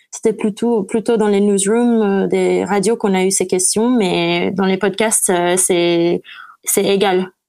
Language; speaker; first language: French; non-native, fluent; English